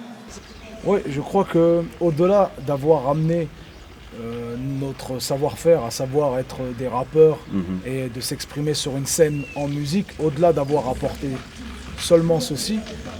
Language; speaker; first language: French; native; French